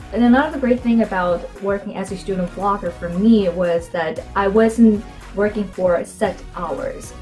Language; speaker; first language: English; non-native, fluent; Korean